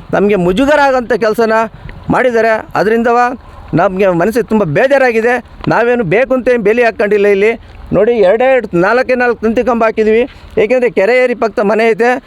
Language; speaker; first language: Kannada; native; Kannada